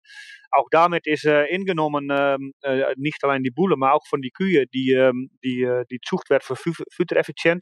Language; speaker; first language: German; non-native, learner; Dutch